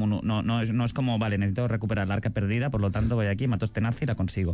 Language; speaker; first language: Spanish; non-native, local second language; Catalan